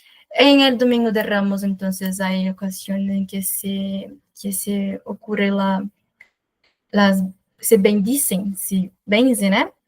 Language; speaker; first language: Spanish; non-native, fluent; Portuguese